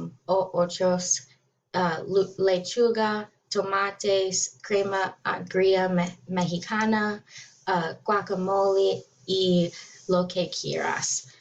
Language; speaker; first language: Spanish; non-native, learner; English